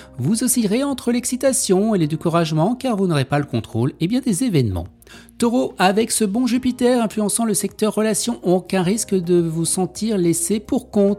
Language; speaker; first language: French; native; French